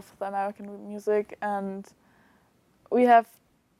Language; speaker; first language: English; non-native, fluent; German